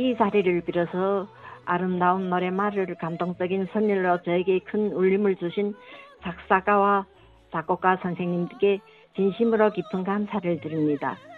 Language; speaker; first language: Korean; early bilingual, heritage; Korean